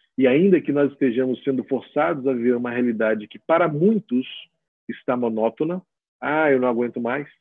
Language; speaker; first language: Portuguese; native; Portuguese